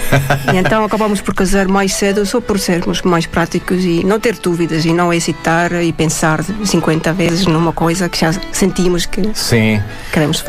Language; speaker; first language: Portuguese; non-native, fluent; Estonian